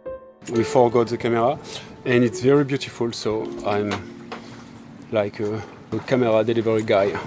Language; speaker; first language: English; non-native, learner; French